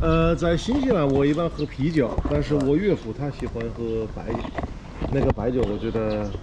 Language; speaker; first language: Chinese; non-native, fluent; English